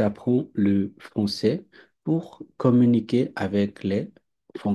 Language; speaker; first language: French; non-native, fluent; Bangla